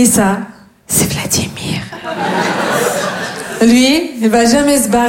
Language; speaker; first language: French; non-native, fluent; Russian